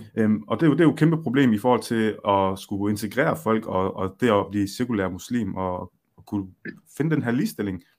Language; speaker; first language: Danish; early bilingual, other home language; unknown